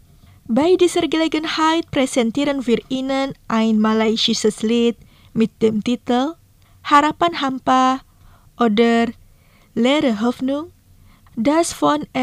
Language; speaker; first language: German; non-native, fluent; Indonesian